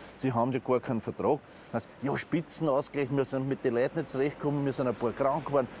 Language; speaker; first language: German; native; German